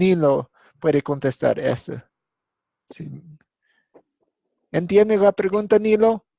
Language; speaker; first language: Spanish; non-native, fluent; English